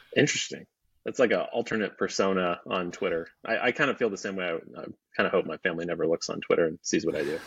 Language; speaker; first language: English; native; English